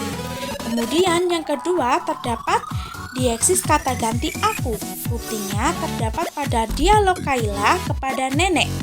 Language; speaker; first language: Indonesian; native; Indonesian